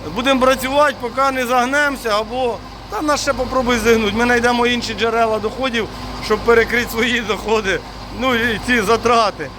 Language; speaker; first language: Ukrainian; native; Ukrainian